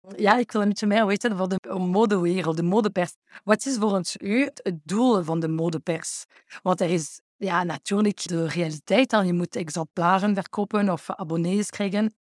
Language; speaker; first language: Dutch; non-native, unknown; French